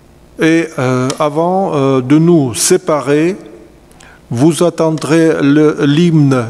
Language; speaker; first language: French; non-native, fluent; Russian